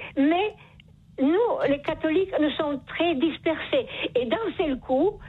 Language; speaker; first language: French; non-native, fluent; Polish